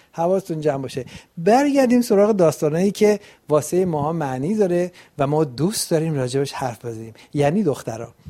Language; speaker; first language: Persian; native; Persian